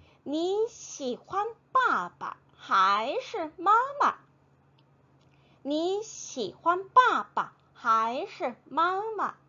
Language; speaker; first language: Chinese; non-native, fluent; Korean